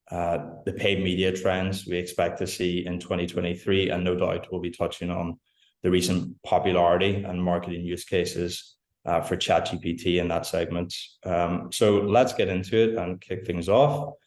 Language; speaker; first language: English; native; English